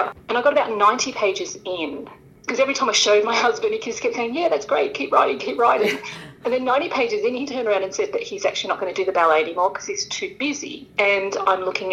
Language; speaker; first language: English; native; English